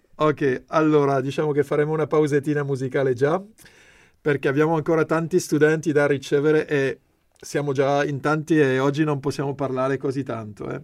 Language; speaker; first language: Italian; native; Italian